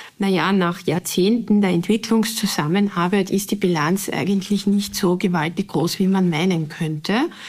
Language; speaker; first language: German; native; German